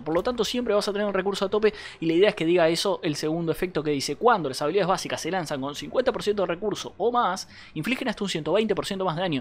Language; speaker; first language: Spanish; native; Spanish